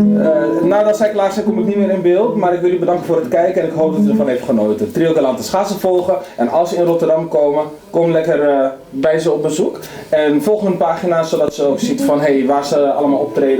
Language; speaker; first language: Dutch; native; Dutch